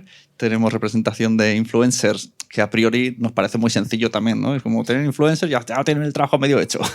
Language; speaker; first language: Spanish; native; Spanish